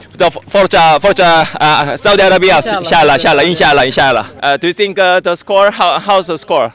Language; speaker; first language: English; non-native, learner; Korean